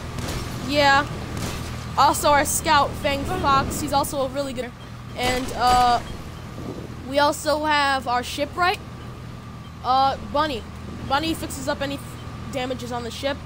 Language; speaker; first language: English; native; English